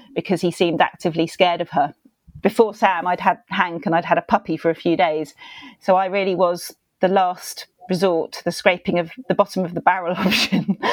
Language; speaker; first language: English; native; English